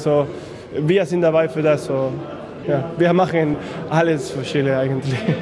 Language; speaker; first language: German; non-native, fluent; Spanish